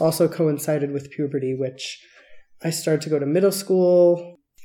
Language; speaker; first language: English; native; English